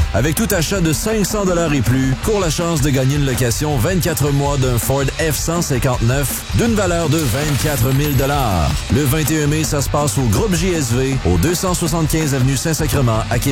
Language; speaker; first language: French; native; French